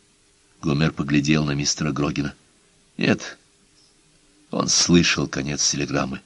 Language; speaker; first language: Russian; native; Russian